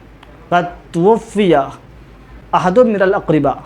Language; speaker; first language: Arabic; non-native, fluent; Urdu